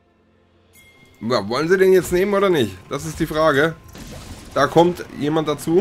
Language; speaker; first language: German; native; German